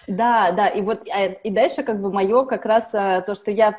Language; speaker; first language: Russian; native; Russian